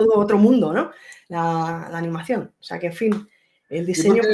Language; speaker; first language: Spanish; native; Spanish